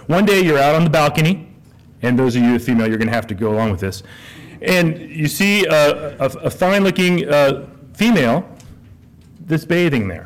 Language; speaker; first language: English; native; English